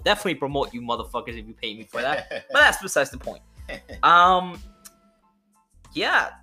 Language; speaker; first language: English; non-native, fluent; Spanish